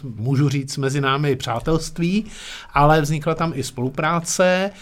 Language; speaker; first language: Czech; native; Czech